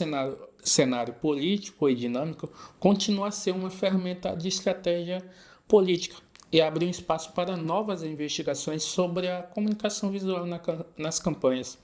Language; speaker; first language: Portuguese; native; Portuguese